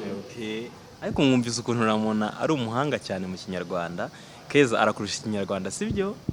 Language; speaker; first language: Kinyarwanda; native; Kinyarwanda